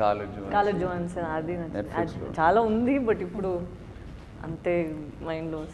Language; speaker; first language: Telugu; non-native, local second language; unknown